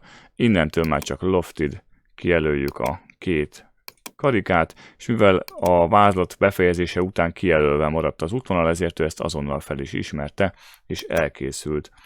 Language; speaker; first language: Hungarian; native; Hungarian